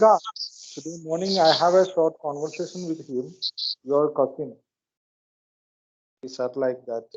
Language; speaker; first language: English; non-native, learner; Malayalam